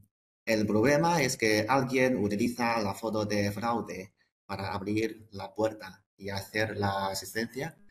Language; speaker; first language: Spanish; non-native, fluent; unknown